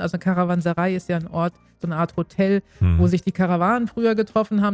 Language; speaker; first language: German; native; German